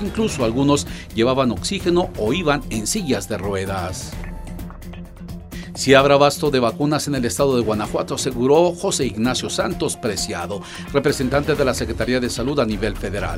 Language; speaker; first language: Spanish; native; Spanish